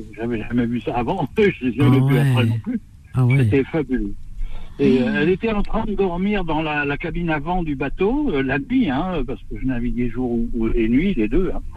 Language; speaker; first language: French; native; French